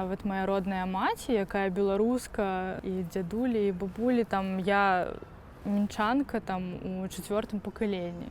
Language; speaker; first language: Belarusian; non-native, local second language; Russian